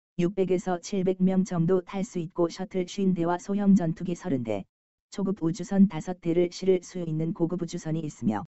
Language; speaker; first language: Korean; native; Korean